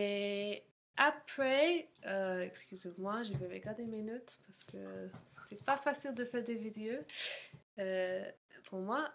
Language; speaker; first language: French; non-native, fluent; English